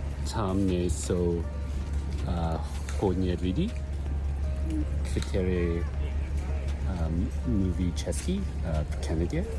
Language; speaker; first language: Czech; non-native, learner; English